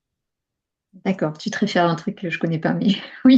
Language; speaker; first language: French; native; French